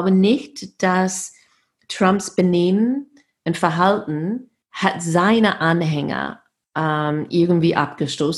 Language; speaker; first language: German; non-native, fluent; English